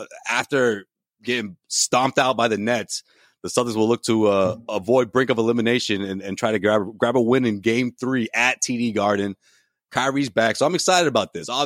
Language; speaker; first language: English; native; English